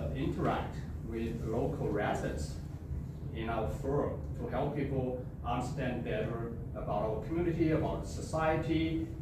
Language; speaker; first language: English; non-native, fluent; Chinese